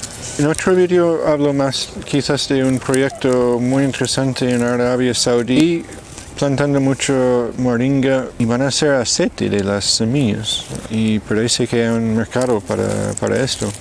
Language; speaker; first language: Spanish; non-native, fluent; English